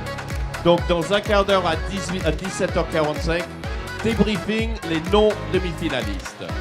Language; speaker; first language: French; native; French